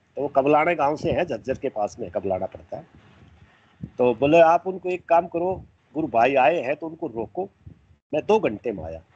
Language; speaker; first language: Hindi; native; Hindi